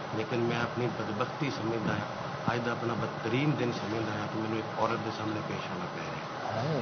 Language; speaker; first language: Urdu; non-native, local second language; Punjabi